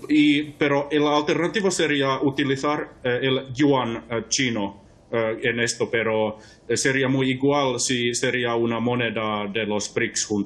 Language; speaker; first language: Spanish; non-native, fluent; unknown